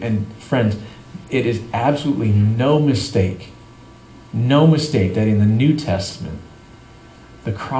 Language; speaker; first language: English; native; English